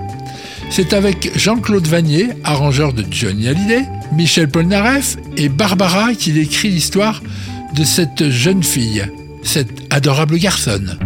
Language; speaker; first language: French; native; French